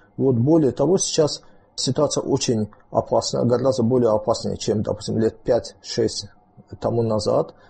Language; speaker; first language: Russian; non-native, local second language; Azerbaijani